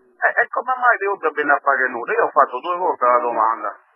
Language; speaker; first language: Italian; native; Italian